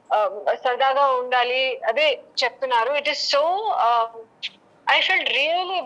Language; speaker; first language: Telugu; non-native, learner; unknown